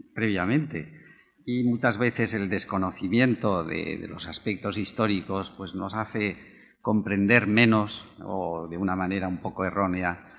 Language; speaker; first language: Spanish; native; Spanish